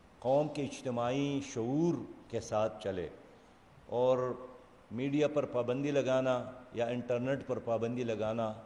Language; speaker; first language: Urdu; non-native, local second language; Pashto